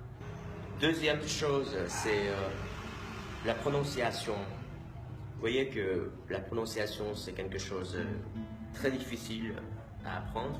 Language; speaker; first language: French; non-native, fluent; Vietnamese